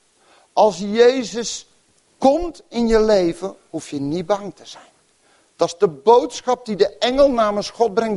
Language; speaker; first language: Dutch; native; Dutch